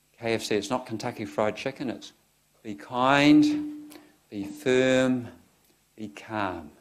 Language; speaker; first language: English; native; English